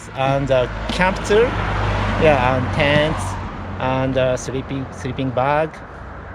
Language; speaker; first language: English; non-native, learner; Japanese